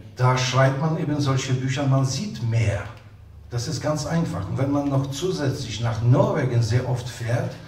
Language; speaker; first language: German; non-native, fluent; Polish